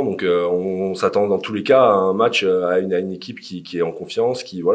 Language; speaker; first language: French; native; French